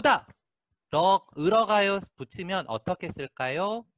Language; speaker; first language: Korean; native; Korean